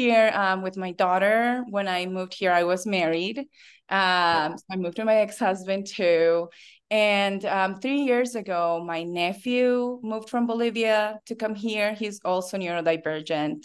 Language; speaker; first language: English; non-native, fluent; Spanish